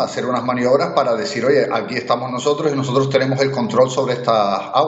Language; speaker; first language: Spanish; native; Spanish